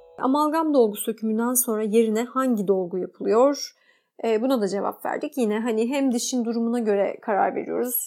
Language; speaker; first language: Turkish; native; Turkish